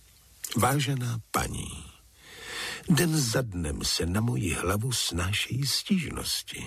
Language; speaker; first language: Czech; native; Czech